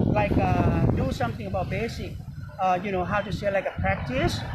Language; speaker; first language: English; non-native, learner; Thai